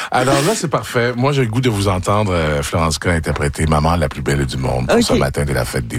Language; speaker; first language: French; native; French